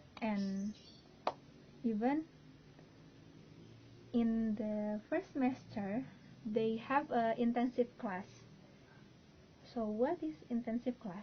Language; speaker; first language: English; non-native, learner; Indonesian